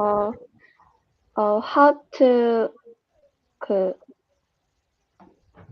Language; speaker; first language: English; non-native, learner; Korean